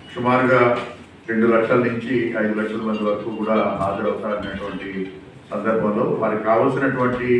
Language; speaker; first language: Telugu; native; Telugu